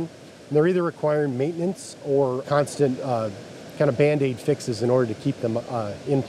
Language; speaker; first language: English; native; English